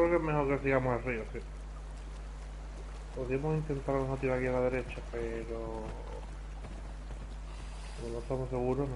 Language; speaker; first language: Spanish; native; Spanish